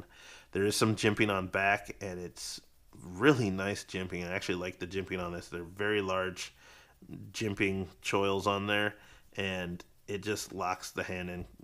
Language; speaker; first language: English; native; English